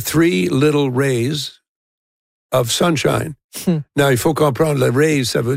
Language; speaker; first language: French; non-native, local second language; English